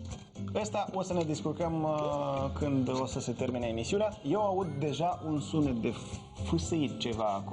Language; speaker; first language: Romanian; native; Romanian